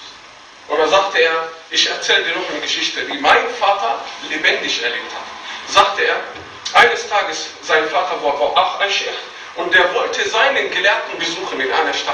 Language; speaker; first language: German; non-native, fluent; Arabic